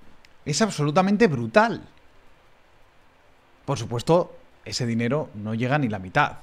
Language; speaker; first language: Spanish; native; Spanish